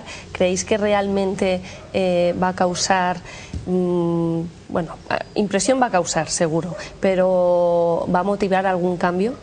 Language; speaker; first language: Spanish; native; Spanish